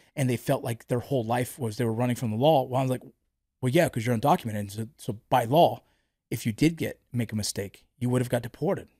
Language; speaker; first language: English; early bilingual, other home language; Spanish